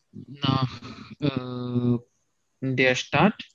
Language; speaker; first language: German; non-native, learner; Urdu